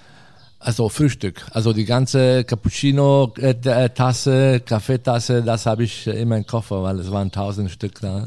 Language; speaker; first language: German; non-native, fluent; Italian